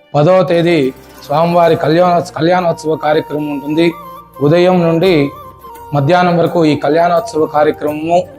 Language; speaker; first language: Telugu; native; Telugu